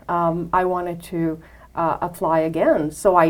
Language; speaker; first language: English; non-native, fluent; Romanian